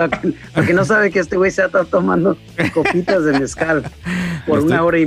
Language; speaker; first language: Spanish; early bilingual, heritage; Spanish